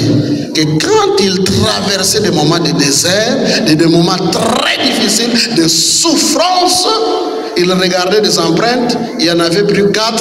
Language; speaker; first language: French; non-native, local second language; Kituba (Democratic Republic of Congo)